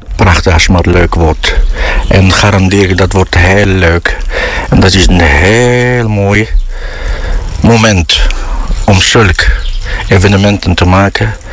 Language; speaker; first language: Dutch; non-native, fluent; Arabic